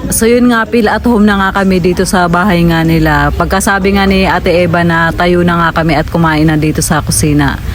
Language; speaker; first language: Filipino; non-native, local second language; Bikol